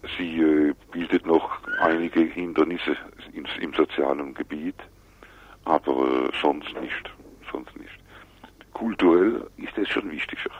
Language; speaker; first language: German; non-native, local second language; French